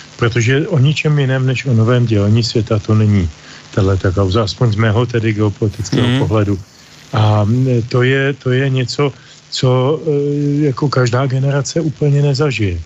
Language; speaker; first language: Czech; native; Czech